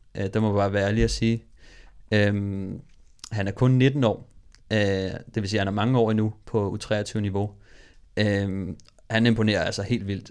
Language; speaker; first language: Danish; native; Danish